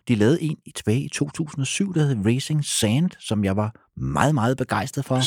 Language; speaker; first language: Danish; native; Danish